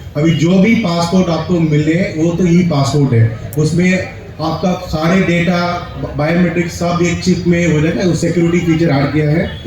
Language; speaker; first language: Hindi; non-native, local second language; Tamil